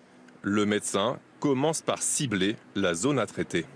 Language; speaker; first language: French; native; French